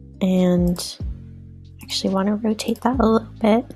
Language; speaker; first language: English; native; English